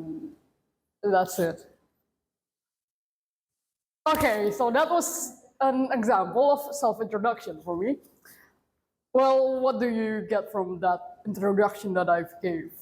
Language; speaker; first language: English; non-native, fluent; Indonesian